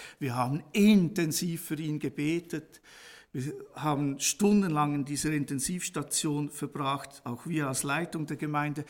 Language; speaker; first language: German; native; German